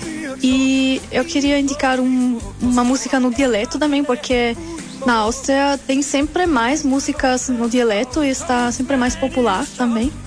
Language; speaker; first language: Portuguese; non-native, learner; German